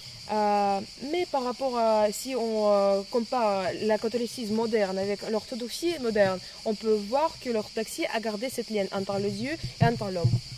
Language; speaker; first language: French; non-native, fluent; Russian